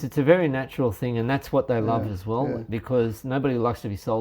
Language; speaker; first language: English; native; English